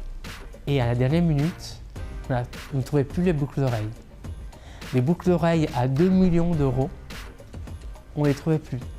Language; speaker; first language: French; non-native, fluent; Italian